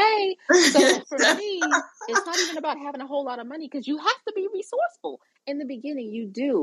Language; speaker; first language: English; native; English